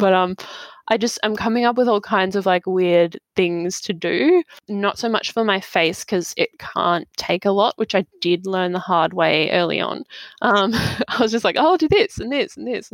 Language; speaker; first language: English; native; English